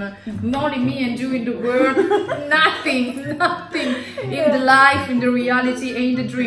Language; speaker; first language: English; non-native, fluent; Italian